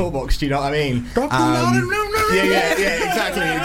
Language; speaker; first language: English; native; English